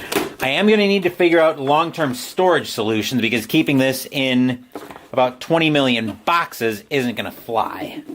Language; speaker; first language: English; native; English